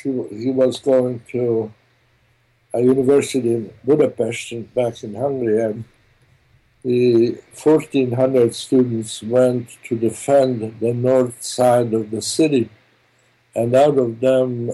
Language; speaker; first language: English; non-native, fluent; German